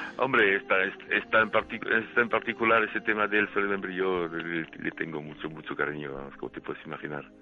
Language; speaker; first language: Spanish; non-native, fluent; French